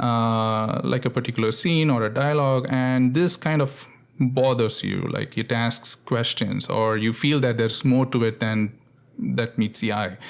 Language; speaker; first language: English; non-native, local second language; Tamil